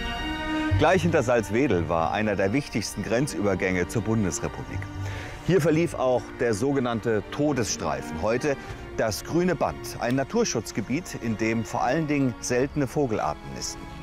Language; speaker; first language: German; native; German